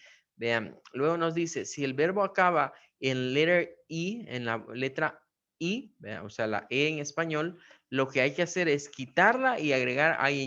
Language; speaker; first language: Spanish; native; Spanish